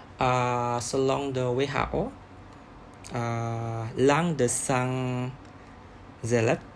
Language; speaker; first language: French; non-native, learner; Indonesian